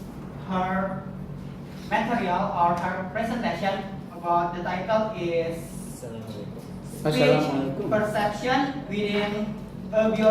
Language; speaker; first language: English; non-native, learner; Indonesian